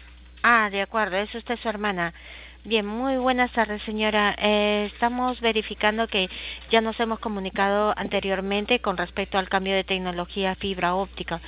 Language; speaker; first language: Spanish; native; Spanish